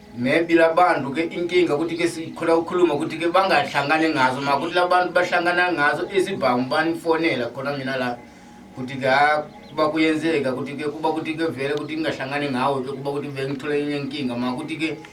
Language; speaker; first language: Zulu; early bilingual, other home language; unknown